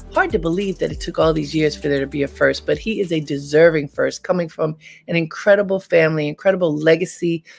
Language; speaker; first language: English; native; English